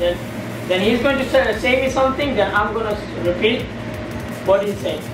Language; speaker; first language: English; non-native, fluent; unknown